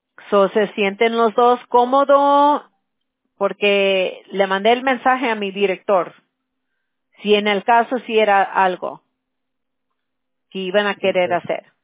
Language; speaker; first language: Spanish; early bilingual, heritage; Spanish